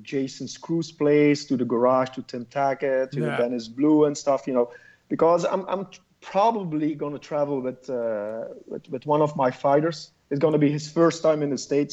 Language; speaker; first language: English; non-native, fluent; Dutch